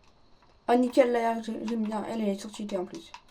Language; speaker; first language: French; native; French